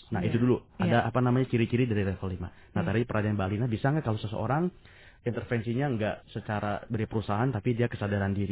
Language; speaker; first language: Indonesian; native; Indonesian